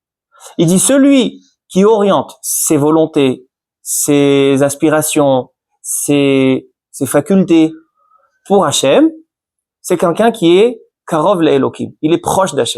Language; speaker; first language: French; native; French